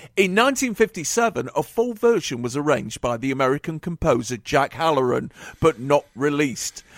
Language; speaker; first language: English; native; English